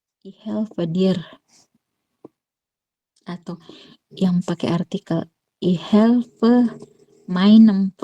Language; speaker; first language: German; non-native, fluent; Indonesian